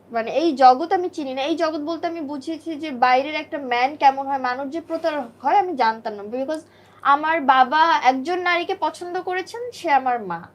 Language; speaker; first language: Bangla; native; Bangla